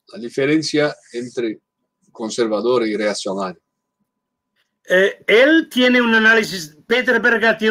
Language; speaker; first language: Spanish; non-native, fluent; Portuguese